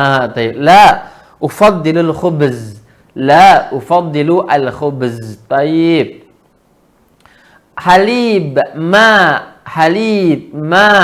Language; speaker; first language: Arabic; non-native, fluent; Indonesian